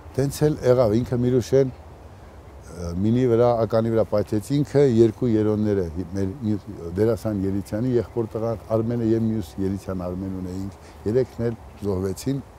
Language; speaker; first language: Armenian; native; Armenian